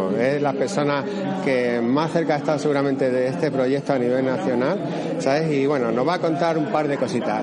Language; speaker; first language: Spanish; native; Spanish